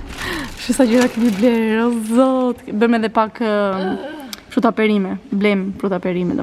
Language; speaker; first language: Albanian; native; Albanian